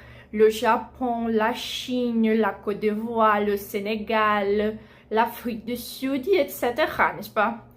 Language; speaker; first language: French; non-native, fluent; Portuguese